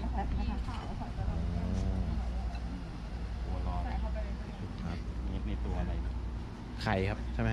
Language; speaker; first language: Thai; native; Thai